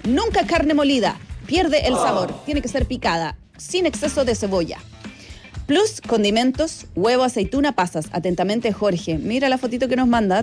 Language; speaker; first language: Spanish; native; Spanish